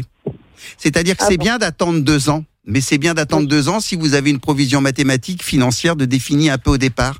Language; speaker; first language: French; native; French